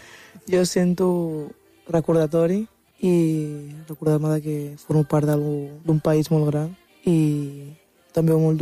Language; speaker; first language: Catalan; early bilingual, other home language; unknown